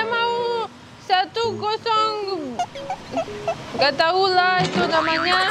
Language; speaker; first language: Indonesian; non-native, learner; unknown